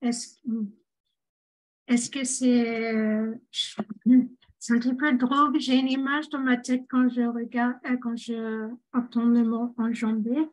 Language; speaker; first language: French; non-native, fluent; English